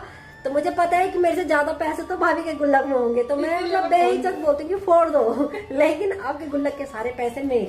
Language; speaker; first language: Hindi; native; Hindi